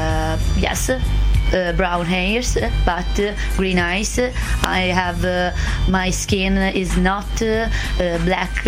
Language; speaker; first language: English; non-native, learner; Italian